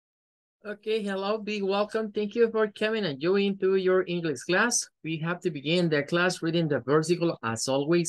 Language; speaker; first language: English; non-native, fluent; Spanish